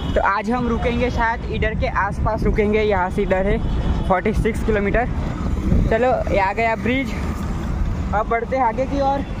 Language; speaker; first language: Hindi; non-native, local second language; Gujarati